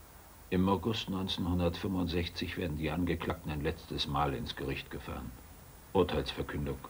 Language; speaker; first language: German; native; German